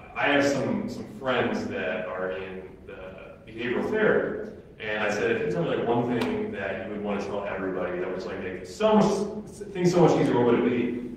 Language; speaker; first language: English; native; English